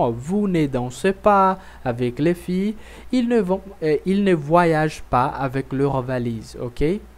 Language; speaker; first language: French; non-native, fluent; Portuguese